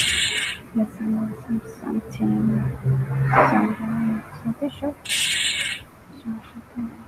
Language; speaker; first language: English; non-native, learner; Spanish